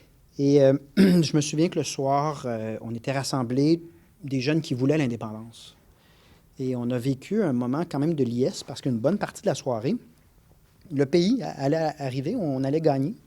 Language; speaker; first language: French; native; French